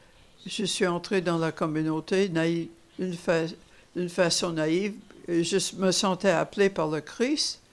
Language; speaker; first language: French; non-native, fluent; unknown